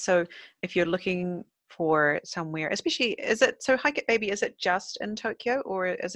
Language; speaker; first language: English; native; English